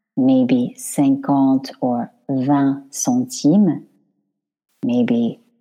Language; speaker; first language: French; non-native, fluent; English